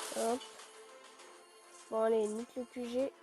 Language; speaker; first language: French; native; French